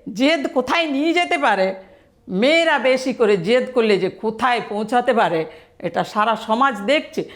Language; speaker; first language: Bangla; non-native, fluent; Telugu